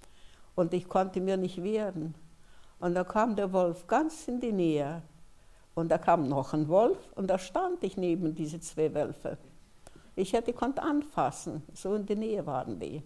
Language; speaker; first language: German; early bilingual, heritage; German